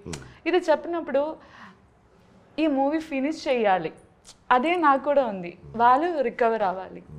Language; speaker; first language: Telugu; non-native, learner; Malayalam